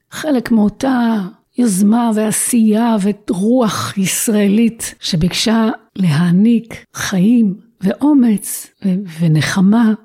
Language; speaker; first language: Hebrew; native; Hebrew